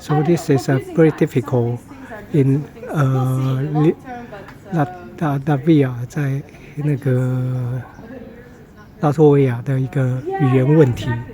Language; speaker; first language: English; non-native, learner; Chinese